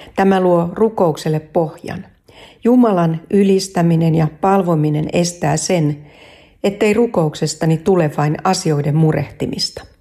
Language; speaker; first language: Finnish; native; Finnish